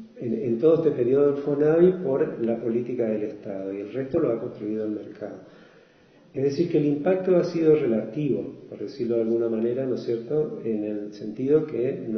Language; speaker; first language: Spanish; native; Spanish